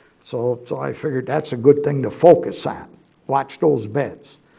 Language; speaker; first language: English; native; English